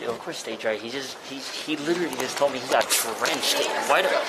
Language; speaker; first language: English; early bilingual, other home language; Chinese